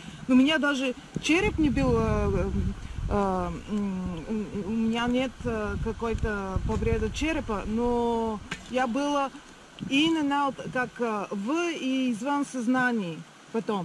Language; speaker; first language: Russian; non-native, learner; Bulgarian